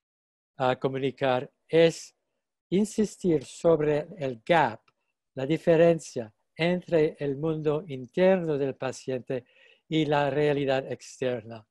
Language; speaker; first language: Spanish; non-native, fluent; English